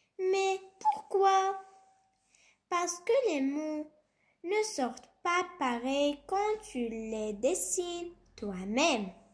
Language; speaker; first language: French; non-native, local second language; Arabic